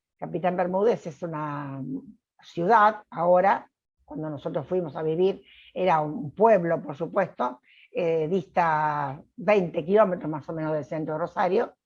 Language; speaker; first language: Spanish; early bilingual, other home language; Italian